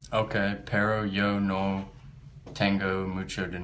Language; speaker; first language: Spanish; non-native, learner; English